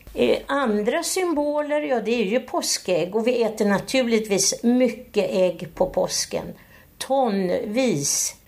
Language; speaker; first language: Swedish; native; Swedish